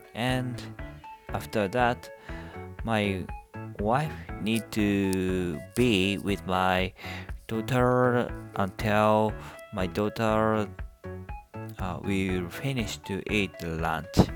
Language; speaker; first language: English; non-native, learner; Japanese